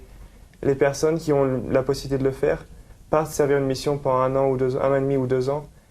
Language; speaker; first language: French; native; French